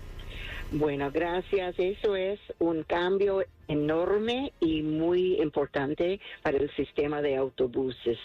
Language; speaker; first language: Spanish; non-native, fluent; English